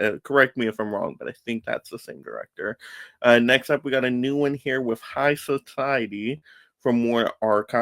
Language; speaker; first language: English; native; English